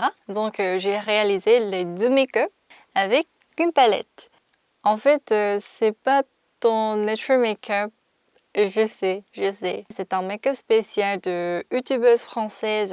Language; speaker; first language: French; non-native, fluent; Korean